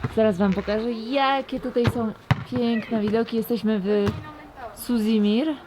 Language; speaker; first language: Polish; native; Polish